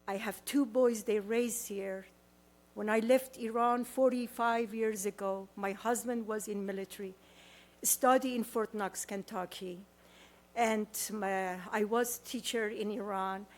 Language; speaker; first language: English; non-native, learner; Persian